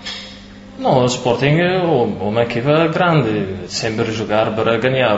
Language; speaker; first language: Portuguese; non-native, learner; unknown